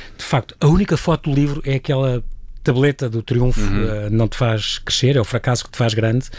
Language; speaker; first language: Portuguese; native; Portuguese